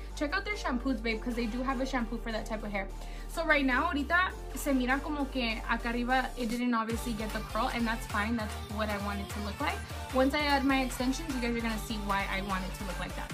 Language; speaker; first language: English; early bilingual, other home language; Spanish